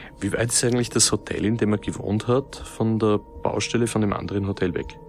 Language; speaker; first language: German; native; German